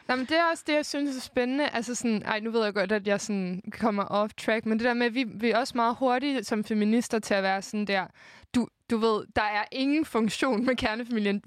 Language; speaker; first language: Danish; native; Danish